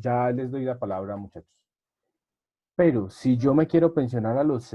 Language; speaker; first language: Spanish; native; Spanish